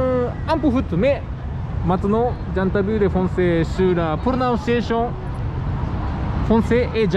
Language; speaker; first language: French; non-native, learner; Japanese